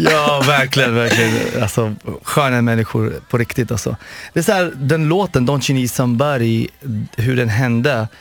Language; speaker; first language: Swedish; non-native, fluent; Arabic